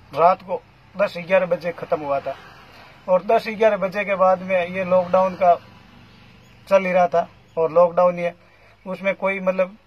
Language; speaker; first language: Hindi; native; Hindi